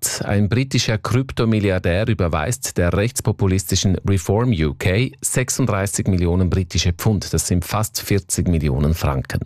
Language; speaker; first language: German; native; German